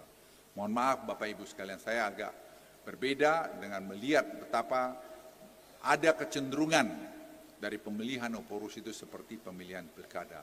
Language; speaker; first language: Indonesian; native; Indonesian